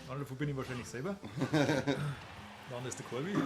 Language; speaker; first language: German; native; German